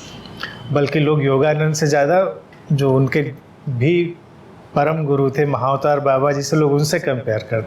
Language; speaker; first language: Hindi; native; Hindi